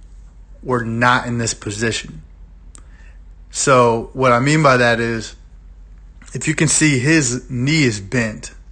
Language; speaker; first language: English; native; English